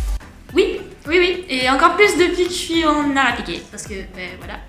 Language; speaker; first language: French; native; French